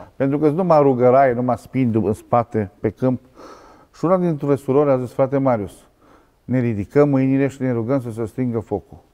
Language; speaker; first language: Romanian; native; Romanian